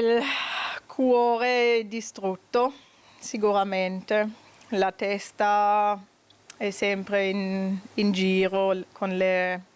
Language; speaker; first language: Italian; non-native, learner; German